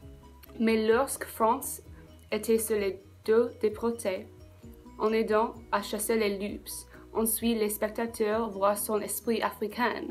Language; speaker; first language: French; non-native, learner; English